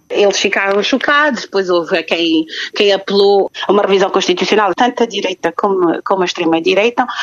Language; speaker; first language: Portuguese; non-native, local second language; Kabuverdianu